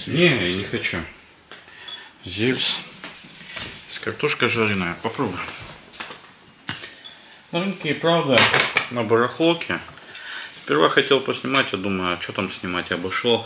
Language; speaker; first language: Russian; native; Russian